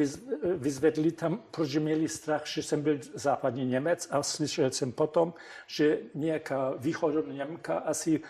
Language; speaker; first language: Czech; non-native, fluent; German